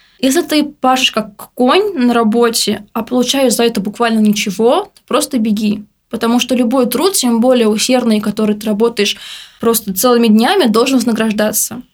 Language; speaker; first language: Russian; native; Russian